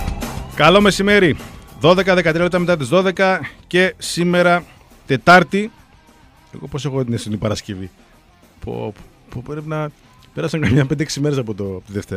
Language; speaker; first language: Greek; native; Greek